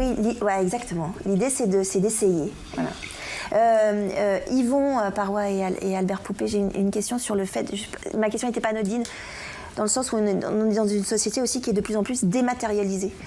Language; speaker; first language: French; native; French